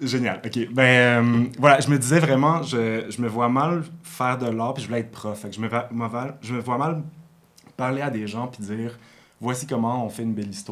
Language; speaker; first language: French; native; French